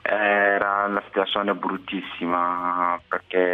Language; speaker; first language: Italian; non-native, fluent; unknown